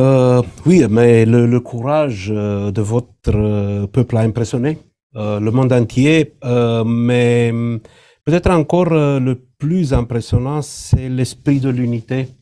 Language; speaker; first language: French; non-native, fluent; Romanian